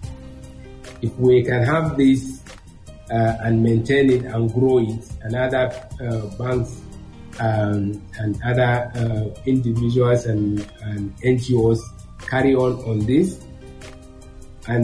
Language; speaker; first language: English; non-native, local second language; Hausa